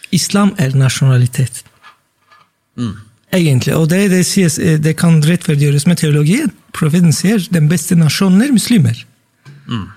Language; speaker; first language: Norwegian; non-native, fluent; Turkish